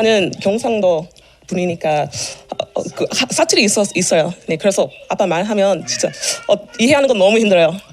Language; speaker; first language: Korean; non-native, fluent; English